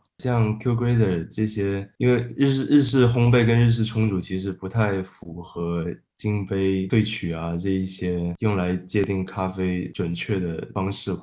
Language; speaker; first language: Chinese; non-native, fluent; Japanese